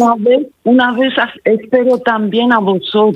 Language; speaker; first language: Spanish; non-native, learner; Italian